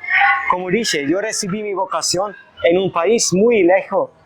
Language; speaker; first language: Spanish; non-native, fluent; German